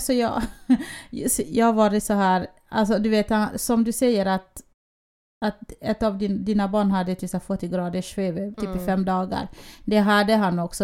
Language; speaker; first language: Swedish; early bilingual, other home language; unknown